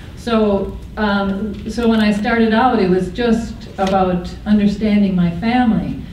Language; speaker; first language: English; native; English